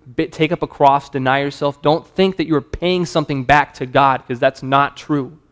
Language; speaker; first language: English; native; English